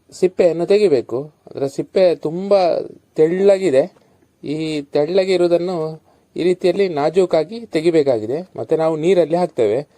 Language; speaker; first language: Kannada; non-native, local second language; Konkani